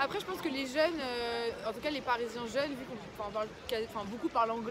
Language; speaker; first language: French; native; French